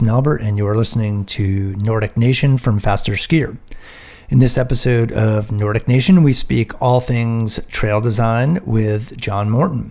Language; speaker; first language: English; native; English